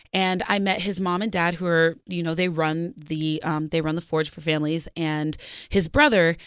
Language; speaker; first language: English; native; English